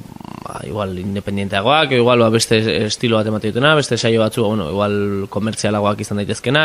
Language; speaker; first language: Basque; native; Basque